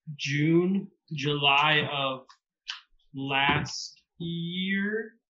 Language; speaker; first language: English; native; English